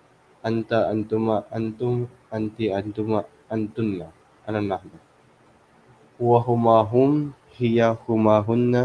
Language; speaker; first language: Arabic; non-native, learner; Filipino